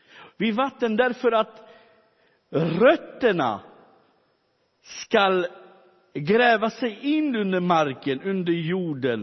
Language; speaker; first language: Swedish; non-native, fluent; Romany